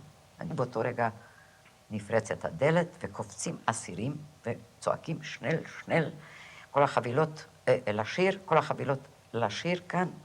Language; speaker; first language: Hebrew; non-native, fluent; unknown